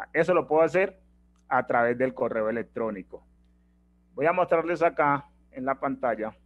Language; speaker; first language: Spanish; native; Spanish